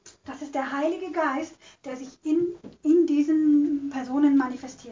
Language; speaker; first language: German; native; German